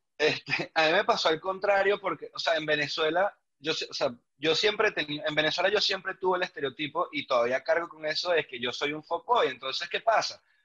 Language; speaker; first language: Spanish; native; Spanish